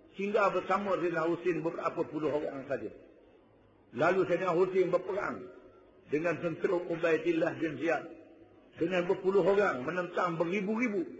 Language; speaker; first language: Malay; native; Malay